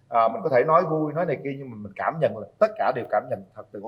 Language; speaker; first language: Vietnamese; native; Vietnamese